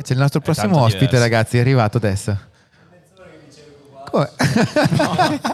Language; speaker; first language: Italian; native; Italian